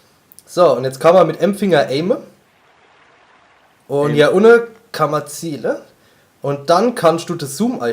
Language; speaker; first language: German; native; German